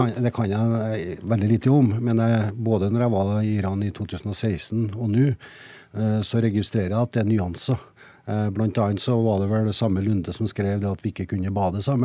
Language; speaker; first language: Norwegian; native; Norwegian